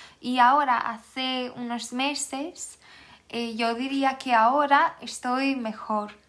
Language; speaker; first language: Spanish; non-native, fluent; Swedish